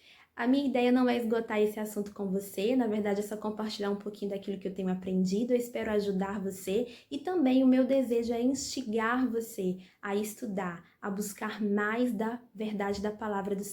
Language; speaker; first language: Portuguese; native; Portuguese